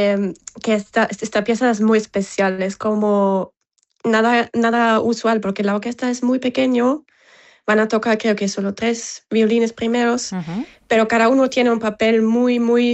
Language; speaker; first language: Spanish; non-native, fluent; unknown